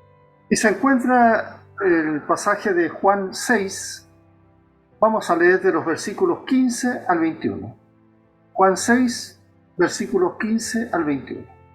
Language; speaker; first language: Spanish; native; Spanish